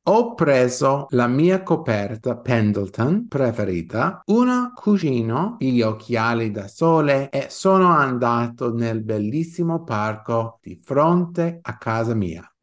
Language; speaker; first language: Italian; non-native, learner; English